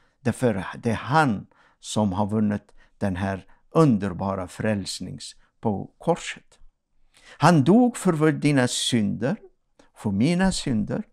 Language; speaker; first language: Swedish; non-native, fluent; Arabic